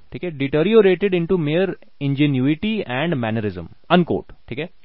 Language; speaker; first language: English; non-native, local second language; Hindi